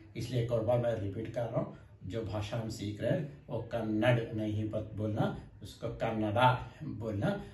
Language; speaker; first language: Hindi; non-native, local second language; Kannada